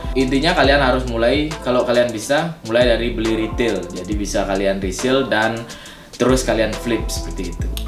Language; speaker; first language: Indonesian; native; Indonesian